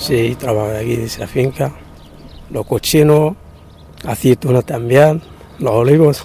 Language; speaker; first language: Spanish; non-native, learner; Arabic